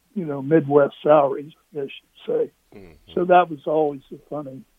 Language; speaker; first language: English; native; English